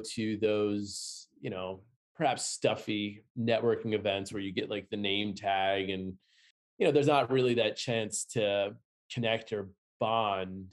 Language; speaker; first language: English; native; English